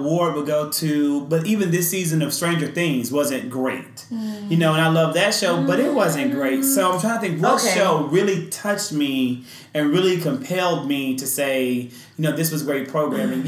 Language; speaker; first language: English; native; English